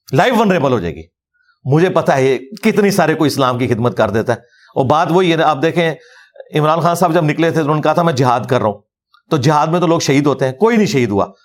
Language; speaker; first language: Urdu; non-native, local second language; Punjabi